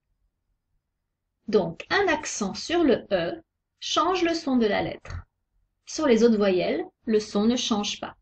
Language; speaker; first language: French; native; French